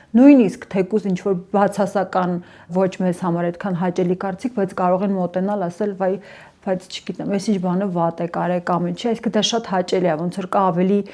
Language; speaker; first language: Armenian; early bilingual, heritage; Armenian